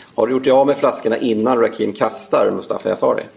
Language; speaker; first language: Swedish; native; Swedish